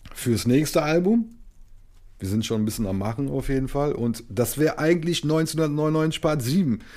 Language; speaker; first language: German; native; German